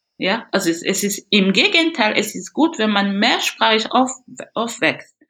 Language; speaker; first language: German; non-native, fluent; French